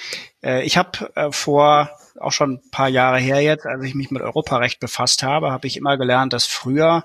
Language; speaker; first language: German; native; German